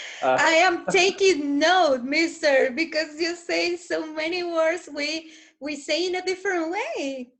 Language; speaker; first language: English; non-native, fluent; Spanish